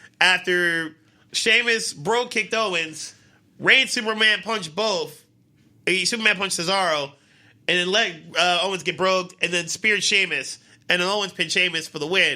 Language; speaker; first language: English; native; English